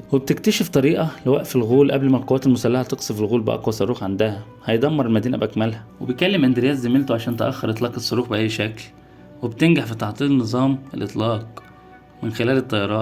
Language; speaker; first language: Arabic; native; Arabic